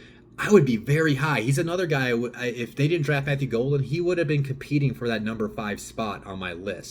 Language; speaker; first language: English; native; English